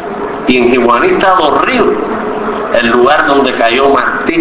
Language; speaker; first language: Spanish; native; Spanish